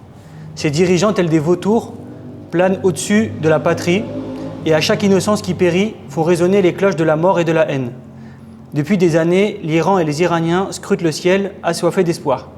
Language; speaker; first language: French; native; French